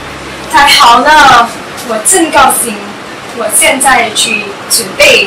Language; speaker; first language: Chinese; non-native, learner; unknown